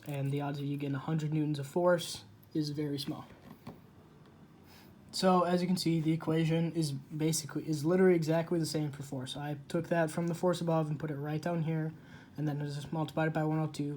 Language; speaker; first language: English; native; English